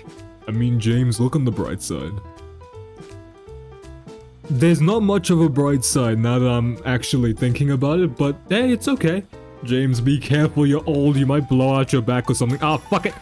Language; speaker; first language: English; native; English